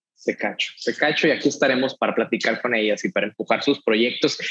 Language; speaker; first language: Spanish; native; Spanish